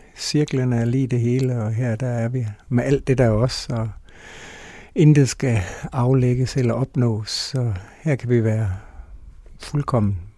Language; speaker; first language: Danish; native; Danish